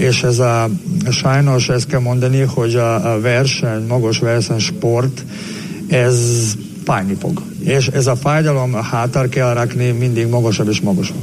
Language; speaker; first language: Hungarian; non-native, learner; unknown